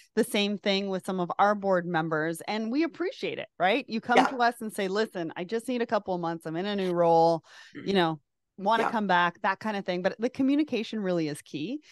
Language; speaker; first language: English; native; English